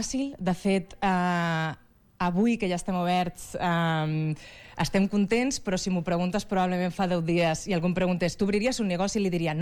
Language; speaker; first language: Catalan; native; Catalan